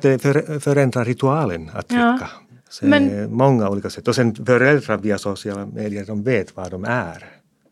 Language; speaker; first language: Swedish; non-native, fluent; Finnish